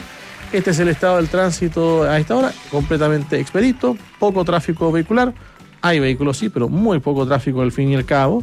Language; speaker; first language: Spanish; native; Spanish